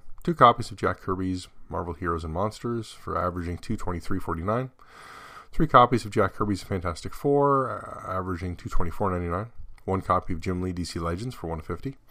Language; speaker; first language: English; native; English